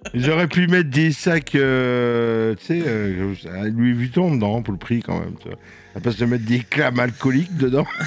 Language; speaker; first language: French; native; French